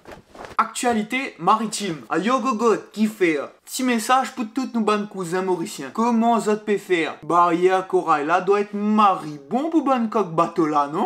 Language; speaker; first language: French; non-native, local second language; Réunion Creole French